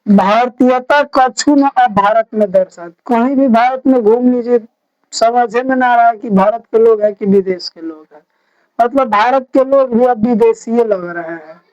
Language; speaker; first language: Hindi; native; Hindi